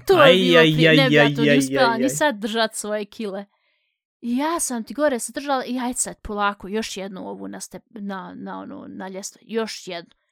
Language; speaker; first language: Bosnian; early bilingual, heritage; Bosnian